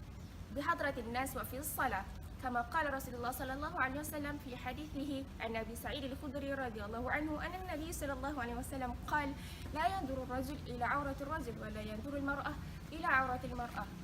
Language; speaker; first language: Arabic; non-native, learner; Malay